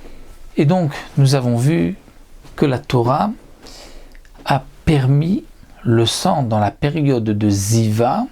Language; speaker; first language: French; native; French